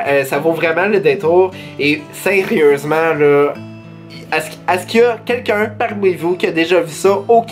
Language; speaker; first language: French; native; French